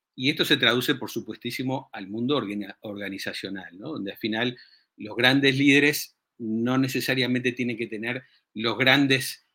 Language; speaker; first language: Spanish; native; Spanish